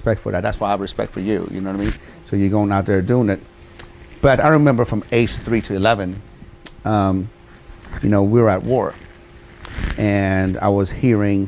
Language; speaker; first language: English; early bilingual, other home language; Persian